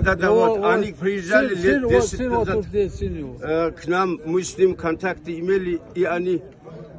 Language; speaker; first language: Russian; non-native, local second language; Chechen